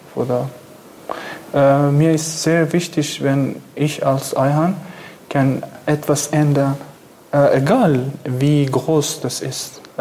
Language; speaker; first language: German; non-native, learner; Kurdish